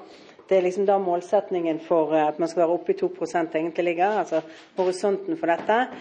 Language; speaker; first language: Norwegian; native; Norwegian